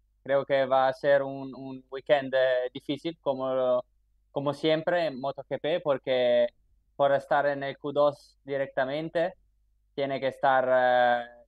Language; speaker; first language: Spanish; non-native, fluent; Italian